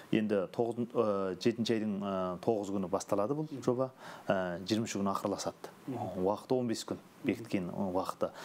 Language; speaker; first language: Kazakh; early bilingual, heritage; Kazakh